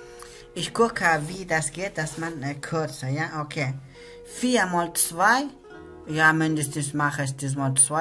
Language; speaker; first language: German; non-native, learner; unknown